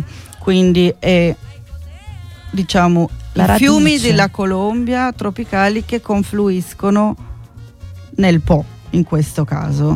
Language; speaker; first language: Italian; non-native, fluent; Spanish